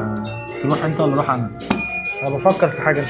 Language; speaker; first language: Arabic; native; Arabic